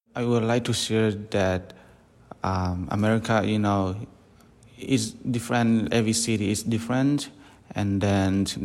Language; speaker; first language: English; non-native, fluent; Burmese